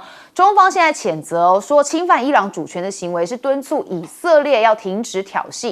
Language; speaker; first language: Chinese; native; Chinese